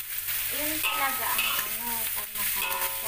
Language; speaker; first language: Filipino; non-native, local second language; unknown